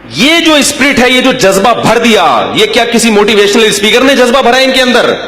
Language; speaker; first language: Urdu; native; Urdu